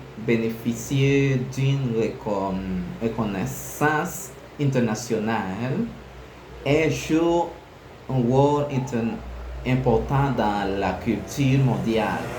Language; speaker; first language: French; non-native, learner; Spanish